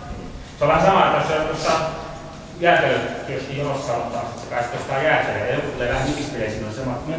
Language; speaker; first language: Finnish; native; Finnish